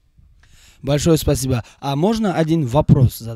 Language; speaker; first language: Russian; non-native, local second language; Uzbek